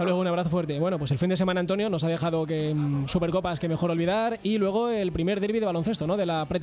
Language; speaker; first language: Spanish; native; Spanish